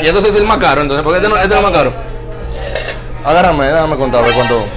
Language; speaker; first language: Spanish; native; Spanish